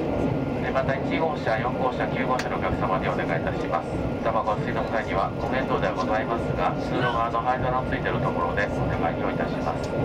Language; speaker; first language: Japanese; native; Japanese